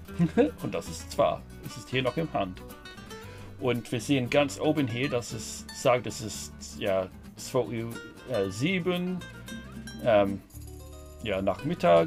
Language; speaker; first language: German; non-native, fluent; English